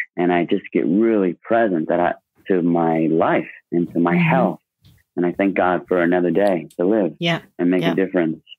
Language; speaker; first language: English; native; English